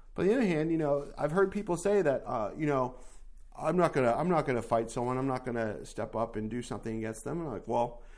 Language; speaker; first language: English; native; English